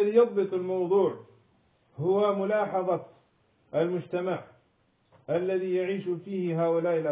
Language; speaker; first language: Arabic; non-native, fluent; French